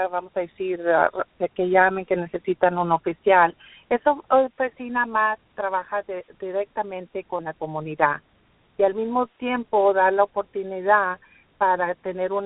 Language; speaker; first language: Spanish; early bilingual, heritage; Spanish